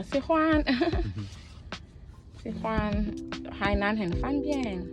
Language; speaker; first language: Chinese; non-native, fluent; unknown